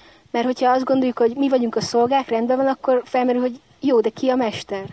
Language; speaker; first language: Hungarian; native; Hungarian